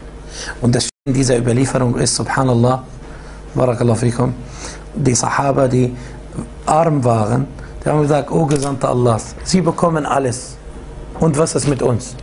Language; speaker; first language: German; non-native, fluent; Arabic